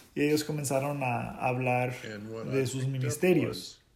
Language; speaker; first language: Spanish; non-native, fluent; English